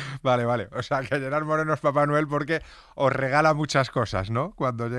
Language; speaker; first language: Spanish; native; Spanish